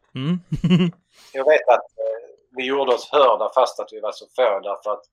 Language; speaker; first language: Swedish; native; Swedish